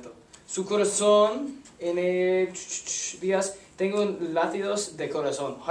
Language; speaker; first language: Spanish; non-native, learner; English